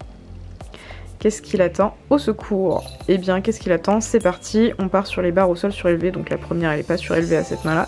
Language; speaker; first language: French; native; French